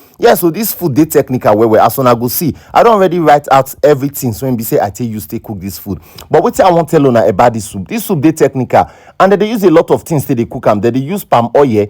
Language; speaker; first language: Nigerian Pidgin; non-native, local second language; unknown